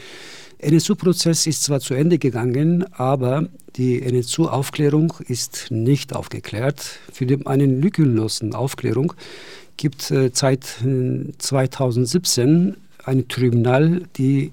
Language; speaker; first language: German; non-native, fluent; Turkish